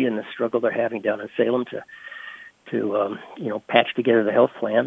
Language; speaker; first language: English; native; English